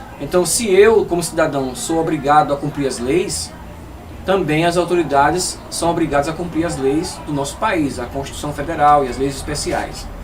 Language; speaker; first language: Portuguese; native; Portuguese